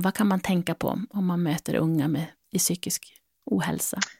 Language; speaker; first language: Swedish; native; Swedish